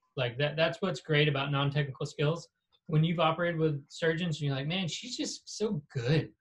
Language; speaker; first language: English; native; English